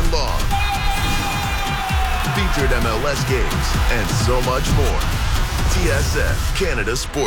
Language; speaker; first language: English; non-native, fluent; Korean